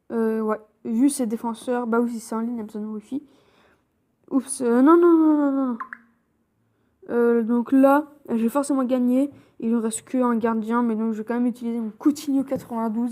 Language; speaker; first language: French; native; French